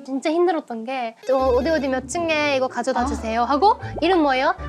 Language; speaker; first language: Korean; non-native, fluent; Japanese